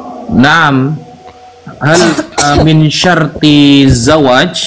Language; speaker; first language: Arabic; non-native, learner; Indonesian